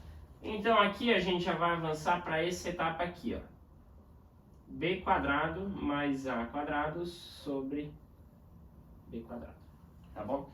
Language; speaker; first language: Portuguese; native; Portuguese